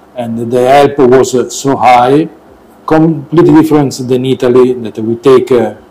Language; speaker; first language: English; non-native, learner; Italian